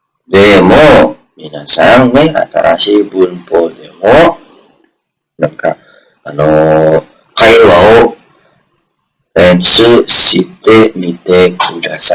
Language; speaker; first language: Japanese; non-native, fluent; Indonesian